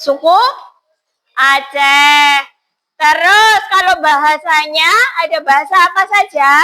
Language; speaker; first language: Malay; non-native, local second language; Javanese